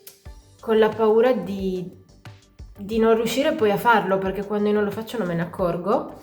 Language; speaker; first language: Italian; native; Italian